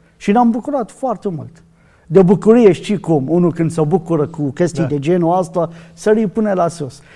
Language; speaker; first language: Romanian; non-native, learner; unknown